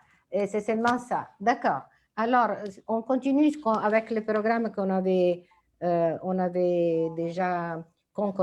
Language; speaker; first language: French; non-native, fluent; Italian